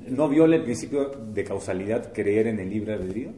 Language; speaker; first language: Spanish; native; Spanish